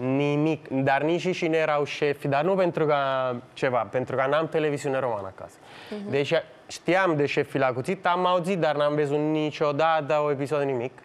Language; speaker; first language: Romanian; non-native, fluent; Italian